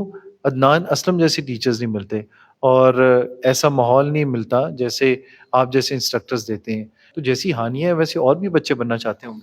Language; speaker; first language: Urdu; native; Urdu